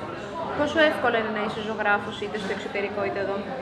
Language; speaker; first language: Greek; native; Greek